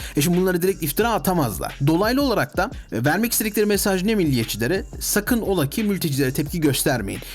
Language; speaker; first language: Turkish; native; Turkish